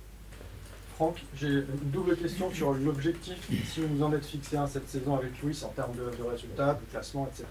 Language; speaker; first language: French; native; French